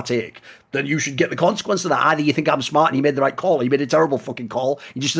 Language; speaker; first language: English; native; English